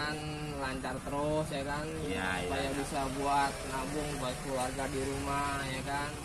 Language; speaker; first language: Indonesian; native; Indonesian